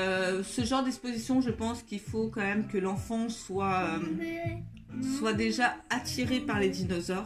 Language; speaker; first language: French; native; French